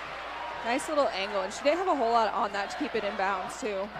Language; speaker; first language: English; native; English